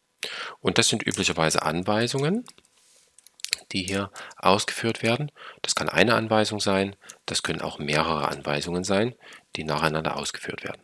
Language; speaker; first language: German; native; German